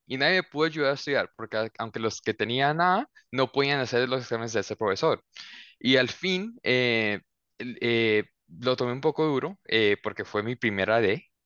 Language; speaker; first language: Spanish; early bilingual, heritage; Spanish